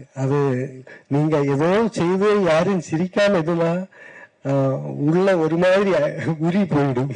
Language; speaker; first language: Tamil; non-native, learner; Malayalam